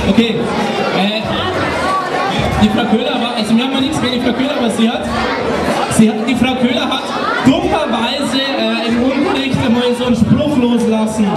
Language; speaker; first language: German; native; German